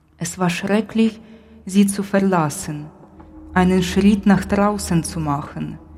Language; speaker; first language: German; non-native, fluent; Ukrainian